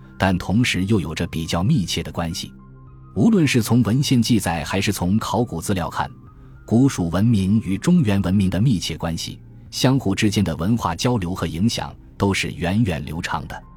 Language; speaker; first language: Chinese; native; Chinese